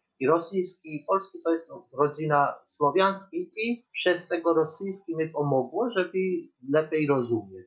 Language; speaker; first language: Polish; non-native, learner; Georgian